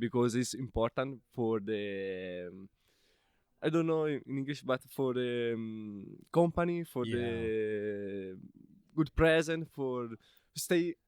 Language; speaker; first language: English; non-native, learner; Italian